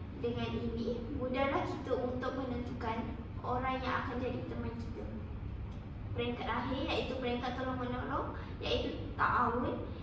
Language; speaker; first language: Malay; native; Malay